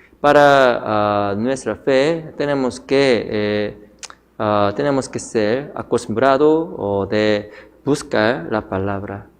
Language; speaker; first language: Spanish; non-native, learner; Korean